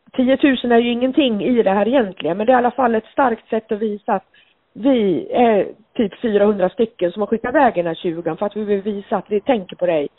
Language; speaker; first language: Swedish; native; Swedish